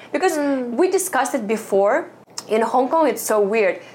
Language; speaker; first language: English; non-native, fluent; Russian